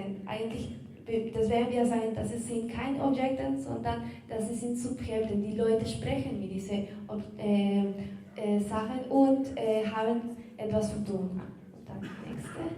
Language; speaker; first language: German; non-native, learner; Spanish